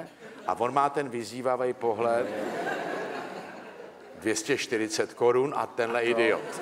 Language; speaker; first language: Czech; native; Czech